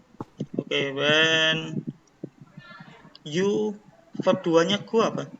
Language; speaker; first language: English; non-native, learner; Indonesian